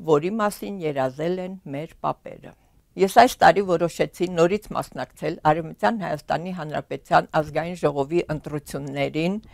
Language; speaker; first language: Armenian; native; Armenian